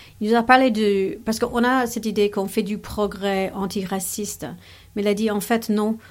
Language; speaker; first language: French; non-native, fluent; English